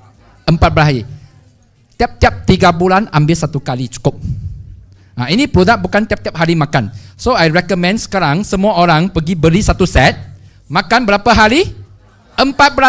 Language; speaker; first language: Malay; non-native, local second language; Chinese